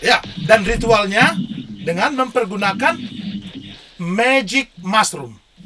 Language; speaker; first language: Indonesian; native; Indonesian